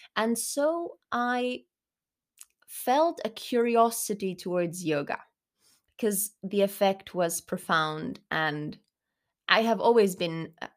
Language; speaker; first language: English; non-native, fluent; Finnish